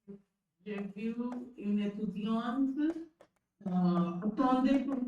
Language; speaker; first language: French; non-native, learner; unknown